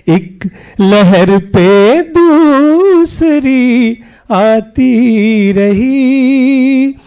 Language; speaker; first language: Hindi; native; Hindi